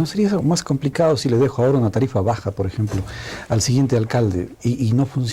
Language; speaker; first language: Spanish; native; Spanish